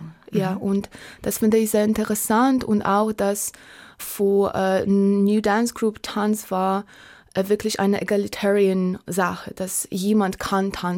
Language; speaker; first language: German; non-native, learner; Polish